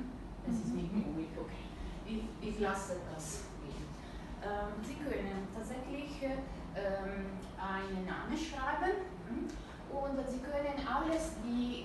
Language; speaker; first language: German; non-native, learner; Italian